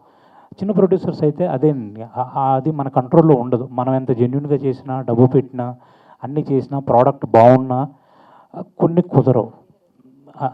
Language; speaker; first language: Telugu; native; Telugu